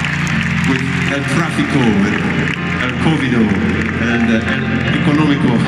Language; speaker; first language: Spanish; non-native, learner; English